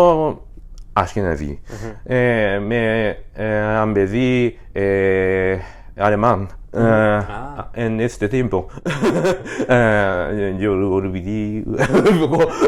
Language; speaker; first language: Spanish; non-native, learner; Japanese